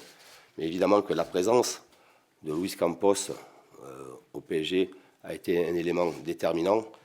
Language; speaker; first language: French; native; French